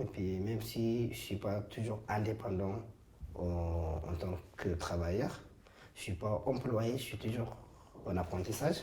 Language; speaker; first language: French; non-native, fluent; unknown